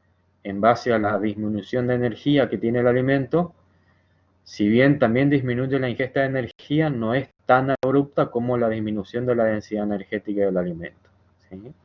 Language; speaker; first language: Spanish; native; Spanish